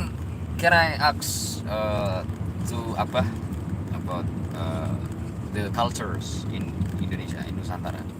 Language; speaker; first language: English; non-native, learner; Indonesian